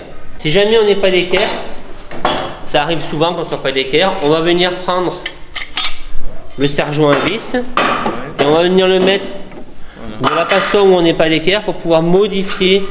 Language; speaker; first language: French; native; French